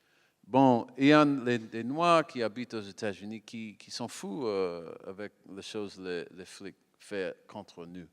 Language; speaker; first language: French; non-native, learner; English